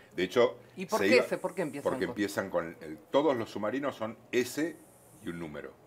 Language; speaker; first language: Spanish; native; Spanish